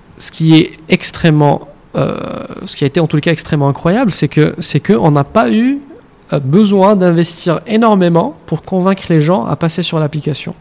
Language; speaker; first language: French; non-native, local second language; Arabic